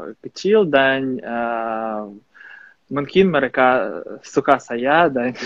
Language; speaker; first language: Indonesian; non-native, fluent; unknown